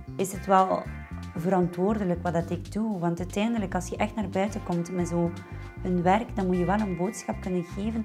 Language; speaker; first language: Dutch; non-native, fluent; Spanish